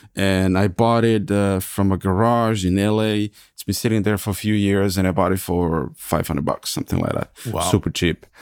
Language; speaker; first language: English; non-native, fluent; Serbian